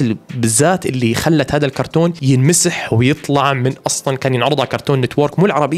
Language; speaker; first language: Arabic; native; Arabic